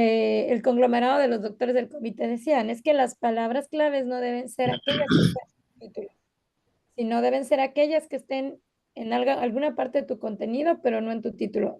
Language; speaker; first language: Spanish; native; Spanish